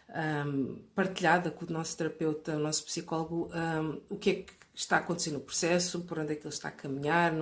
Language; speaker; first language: Portuguese; native; Portuguese